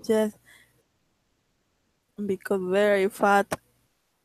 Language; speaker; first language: English; non-native, learner; Spanish